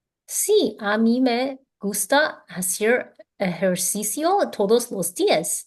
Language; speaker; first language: Spanish; non-native, learner; English